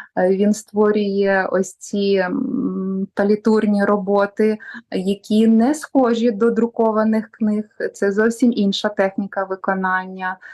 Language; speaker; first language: Ukrainian; native; Ukrainian